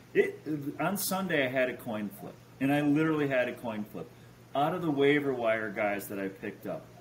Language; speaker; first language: English; native; English